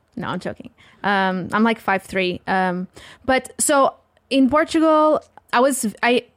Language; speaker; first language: English; non-native, fluent; Portuguese